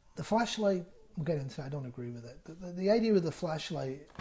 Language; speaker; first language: English; native; English